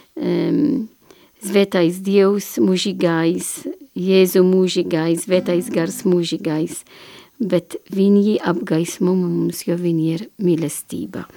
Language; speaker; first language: Latvian; non-native, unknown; Italian